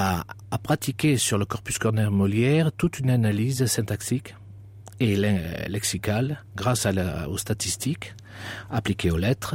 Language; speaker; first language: French; native; French